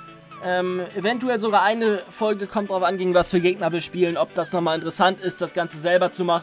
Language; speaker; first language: German; native; German